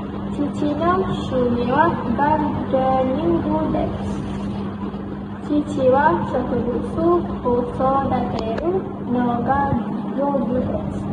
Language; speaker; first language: Japanese; non-native, learner; Malay